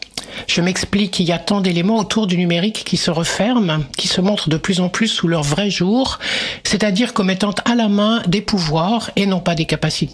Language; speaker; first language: French; native; French